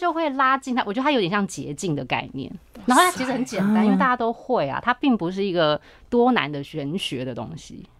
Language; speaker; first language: Chinese; native; Chinese